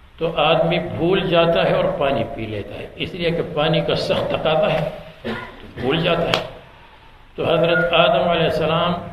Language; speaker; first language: Urdu; non-native, local second language; Pashto